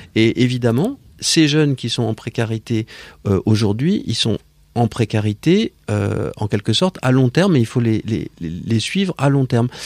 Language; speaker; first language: French; native; French